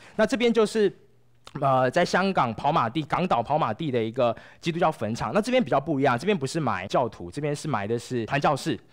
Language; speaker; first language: Chinese; native; Chinese